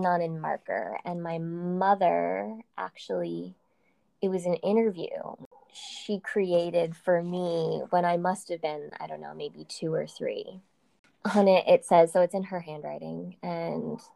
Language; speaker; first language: English; native; English